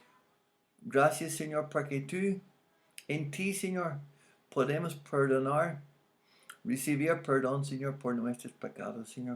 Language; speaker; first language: Spanish; non-native, fluent; English